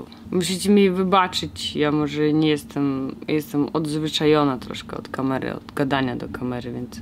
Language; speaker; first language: Polish; non-native, fluent; Russian